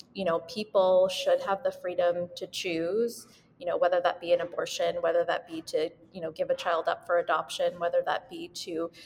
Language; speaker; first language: English; native; English